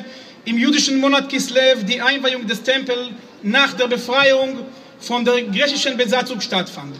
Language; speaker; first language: German; non-native, fluent; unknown